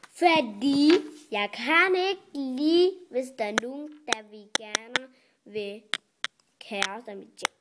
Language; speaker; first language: Danish; early bilingual, other home language; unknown